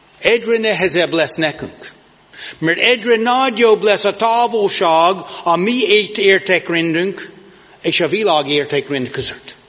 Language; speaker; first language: Hungarian; non-native, learner; English